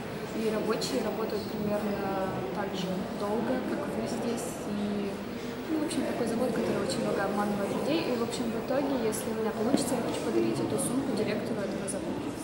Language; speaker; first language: Russian; native; Russian